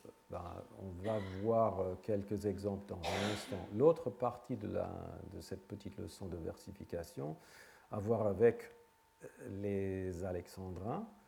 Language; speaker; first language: French; non-native, fluent; English